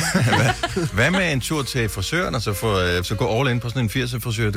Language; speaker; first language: Danish; native; Danish